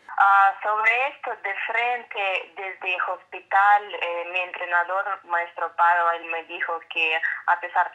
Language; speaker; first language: Spanish; non-native, fluent; Russian